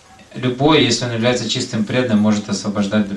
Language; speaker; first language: Russian; native; Russian